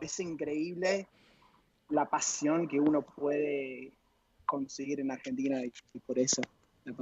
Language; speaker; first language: Spanish; non-native, fluent; English